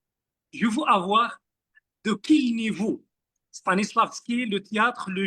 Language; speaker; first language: French; non-native, fluent; Arabic